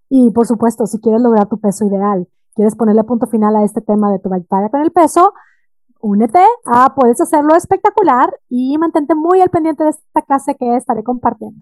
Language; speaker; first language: Spanish; native; Spanish